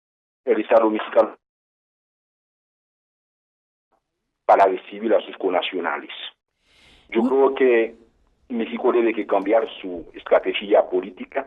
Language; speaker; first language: Spanish; non-native, fluent; Haitian Creole